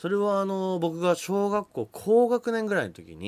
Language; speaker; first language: Japanese; native; Japanese